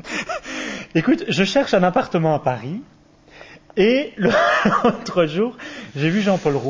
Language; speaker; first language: French; native; French